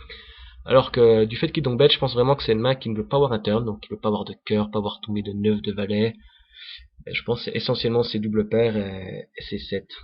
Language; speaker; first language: French; native; French